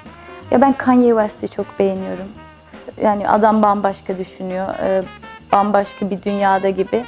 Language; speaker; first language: Turkish; early bilingual, heritage; Turkish